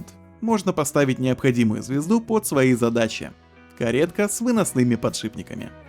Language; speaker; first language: Russian; native; Russian